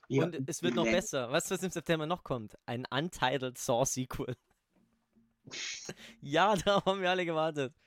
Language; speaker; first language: German; native; German